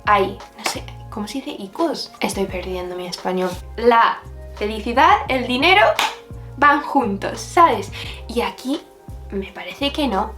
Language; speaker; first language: Spanish; non-native, fluent; English